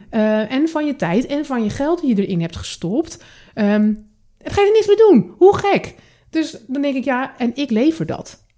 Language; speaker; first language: Dutch; native; Dutch